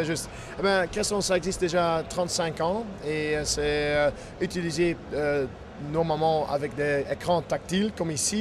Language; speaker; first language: French; non-native, fluent; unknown